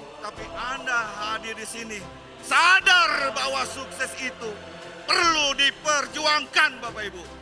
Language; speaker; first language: Indonesian; native; Indonesian